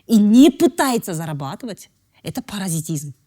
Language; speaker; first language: Russian; non-native, local second language; Kazakh